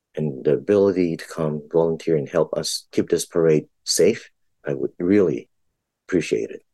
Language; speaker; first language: English; non-native, local second language; Filipino